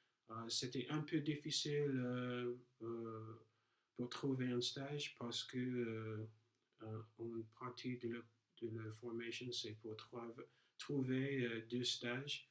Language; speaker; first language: French; non-native, learner; English